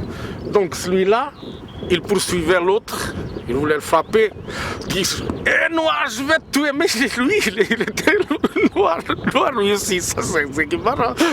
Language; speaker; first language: French; non-native, fluent; Portuguese